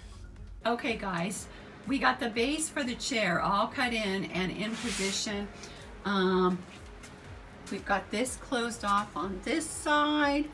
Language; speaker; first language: English; native; English